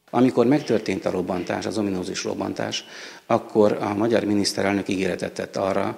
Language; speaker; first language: Hungarian; native; Hungarian